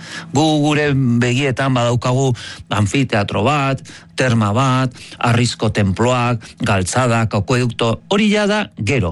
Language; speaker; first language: Basque; native; Basque